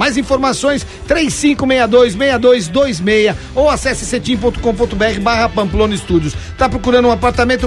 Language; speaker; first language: Portuguese; native; Portuguese